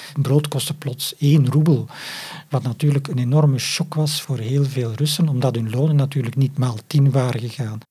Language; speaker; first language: Dutch; native; Dutch